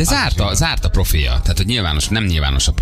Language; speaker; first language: Hungarian; native; Hungarian